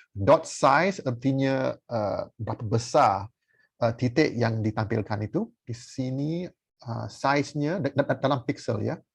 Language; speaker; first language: Malay; non-native, fluent; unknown